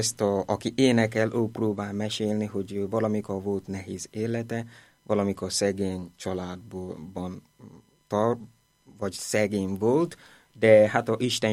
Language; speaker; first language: Hungarian; non-native, fluent; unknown